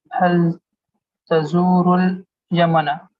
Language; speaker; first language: Arabic; non-native, learner; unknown